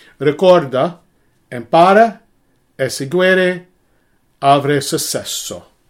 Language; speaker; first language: Italian; non-native, learner; English